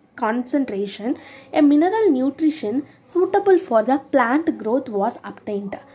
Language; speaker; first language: English; non-native, local second language; Tamil